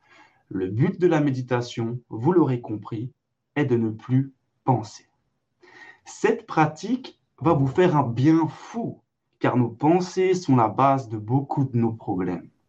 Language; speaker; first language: French; native; French